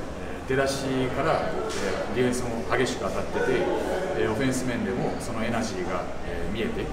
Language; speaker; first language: Japanese; native; Japanese